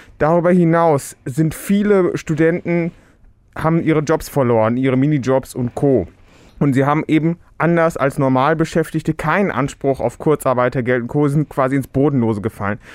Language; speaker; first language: German; early bilingual, other home language; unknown